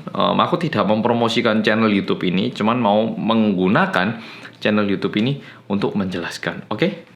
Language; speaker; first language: Indonesian; non-native, fluent; Korean